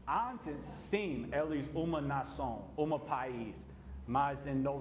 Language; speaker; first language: Portuguese; non-native, learner; English